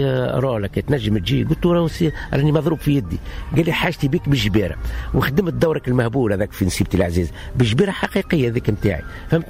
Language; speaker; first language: Arabic; native; Arabic